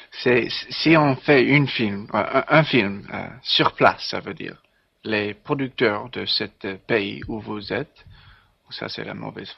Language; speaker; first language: French; non-native, learner; English